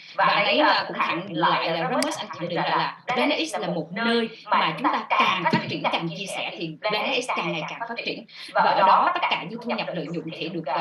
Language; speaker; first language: Vietnamese; native; Vietnamese